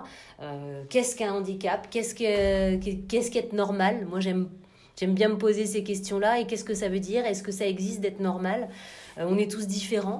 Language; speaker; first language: French; native; French